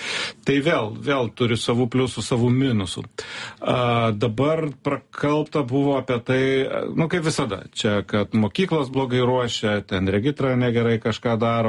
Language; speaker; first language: Lithuanian; native; Lithuanian